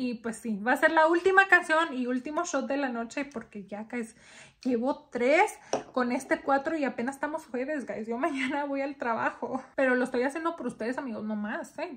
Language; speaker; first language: Spanish; early bilingual, heritage; Spanish